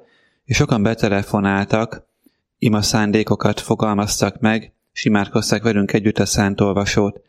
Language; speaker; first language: Hungarian; native; Hungarian